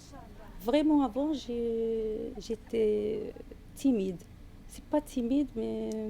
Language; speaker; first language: French; non-native, learner; Arabic